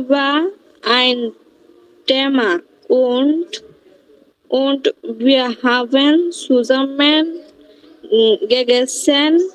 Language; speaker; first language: German; non-native, learner; Bangla